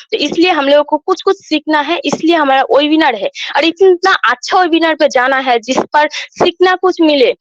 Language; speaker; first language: Hindi; non-native, local second language; Bangla